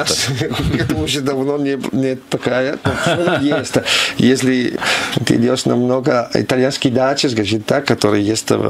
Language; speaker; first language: Russian; non-native, learner; Italian